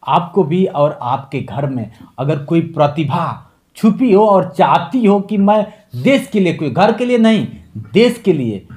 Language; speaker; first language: Hindi; native; Hindi